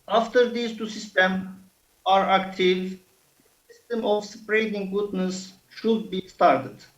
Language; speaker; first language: English; non-native, fluent; Turkish